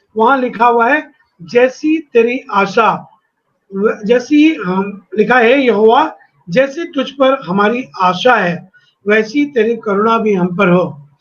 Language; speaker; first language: Hindi; native; Hindi